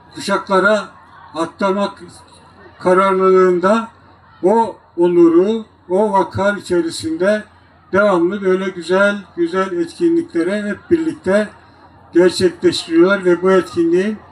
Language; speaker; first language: Turkish; native; Turkish